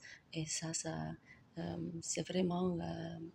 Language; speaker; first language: French; non-native, learner; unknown